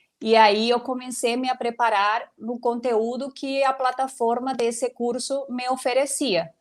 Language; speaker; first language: Portuguese; non-native, fluent; Spanish